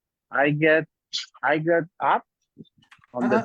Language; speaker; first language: English; non-native, learner; Spanish